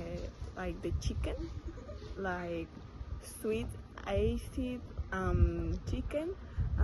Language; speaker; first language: English; non-native, learner; Spanish